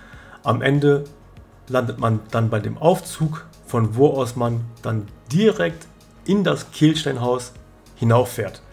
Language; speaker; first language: German; native; German